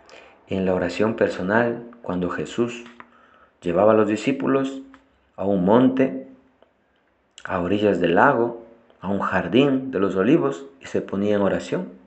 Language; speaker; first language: Spanish; non-native, fluent; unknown